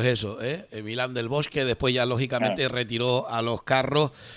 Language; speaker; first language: Spanish; native; Spanish